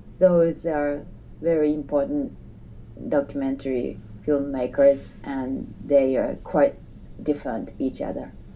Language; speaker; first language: English; non-native, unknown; Japanese